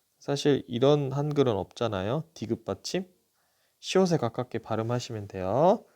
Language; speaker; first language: Korean; native; Korean